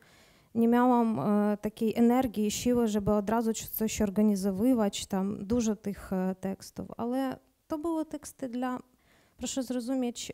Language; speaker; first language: Polish; non-native, learner; Ukrainian